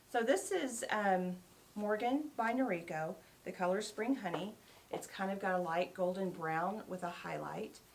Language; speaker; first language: English; native; English